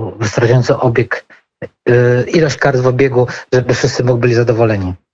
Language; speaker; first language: Polish; native; Polish